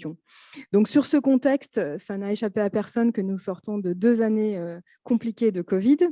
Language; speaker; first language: French; native; French